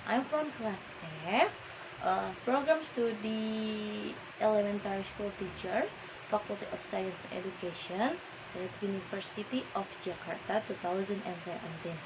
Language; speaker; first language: English; non-native, learner; Indonesian